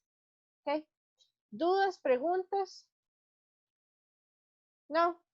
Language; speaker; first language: Spanish; native; Spanish